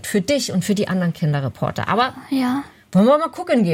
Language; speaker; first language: German; native; German